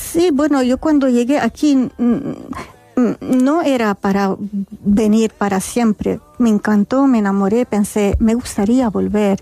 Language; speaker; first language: Spanish; non-native, fluent; Arabic